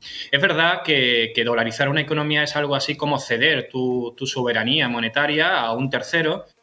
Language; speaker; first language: Spanish; native; Spanish